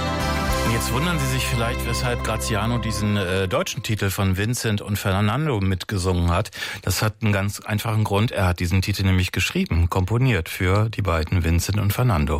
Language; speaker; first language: German; native; German